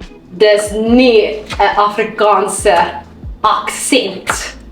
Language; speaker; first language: Afrikaans; non-native, local second language; Xhosa